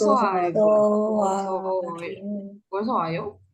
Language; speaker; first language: Korean; non-native, learner; Indonesian